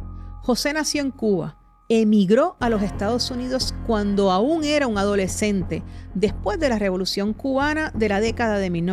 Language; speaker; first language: Spanish; native; Spanish